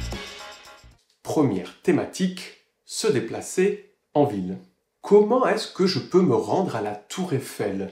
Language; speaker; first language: French; native; French